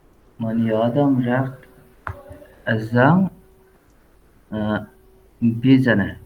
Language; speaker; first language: Persian; non-native, learner; Urdu